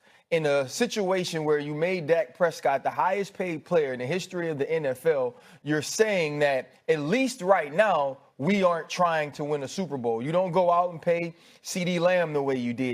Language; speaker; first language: English; native; English